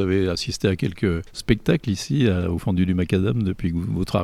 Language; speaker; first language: French; native; French